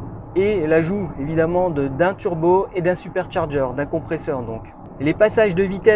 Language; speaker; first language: French; native; French